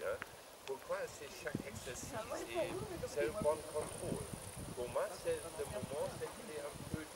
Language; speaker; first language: French; non-native, learner; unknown